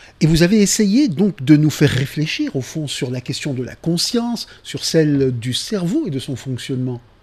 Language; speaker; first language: French; non-native, local second language; Arabic